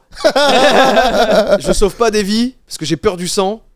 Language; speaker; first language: French; native; French